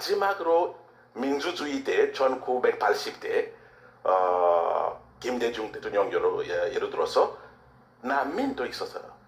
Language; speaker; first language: Korean; non-native, learner; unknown